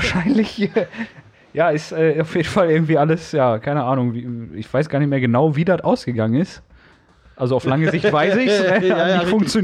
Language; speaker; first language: German; native; German